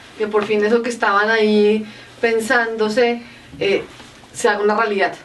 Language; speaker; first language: Spanish; native; Spanish